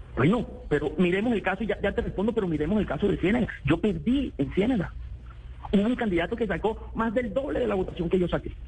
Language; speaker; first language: Spanish; native; Spanish